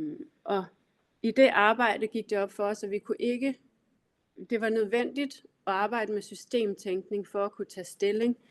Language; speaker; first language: Danish; native; Danish